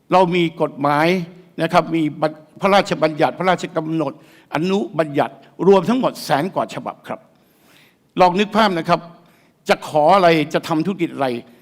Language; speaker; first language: Thai; native; Thai